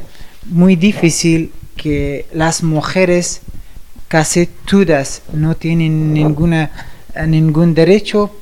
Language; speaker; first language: Spanish; non-native, fluent; Persian